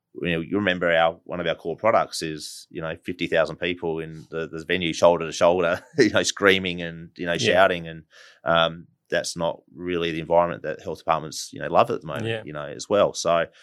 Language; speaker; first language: English; native; English